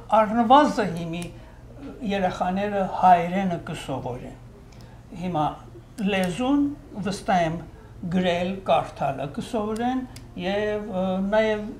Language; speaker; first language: Armenian; native; Armenian